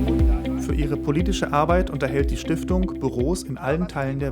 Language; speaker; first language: German; native; German